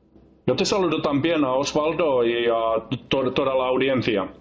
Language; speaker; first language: Spanish; non-native, fluent; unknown